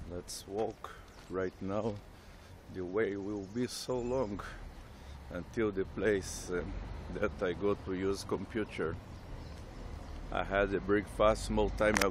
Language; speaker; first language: English; non-native, learner; Portuguese